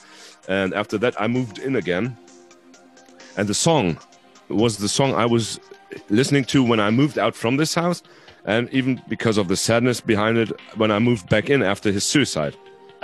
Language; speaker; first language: English; non-native, fluent; Hungarian